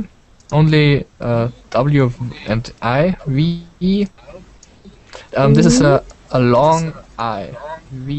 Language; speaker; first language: English; non-native, learner; German